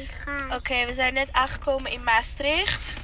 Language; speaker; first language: Dutch; early bilingual, other home language; Persian